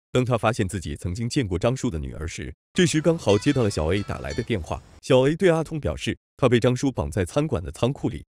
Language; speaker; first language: Chinese; native; Chinese